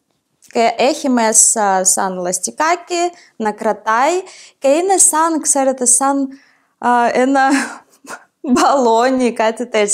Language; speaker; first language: Greek; non-native, fluent; Ukrainian